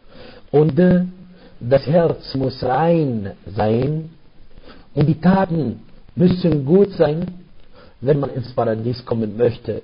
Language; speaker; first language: German; non-native, fluent; Arabic